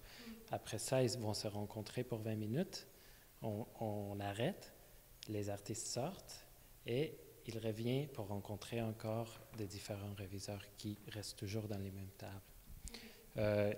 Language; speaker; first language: French; non-native, fluent; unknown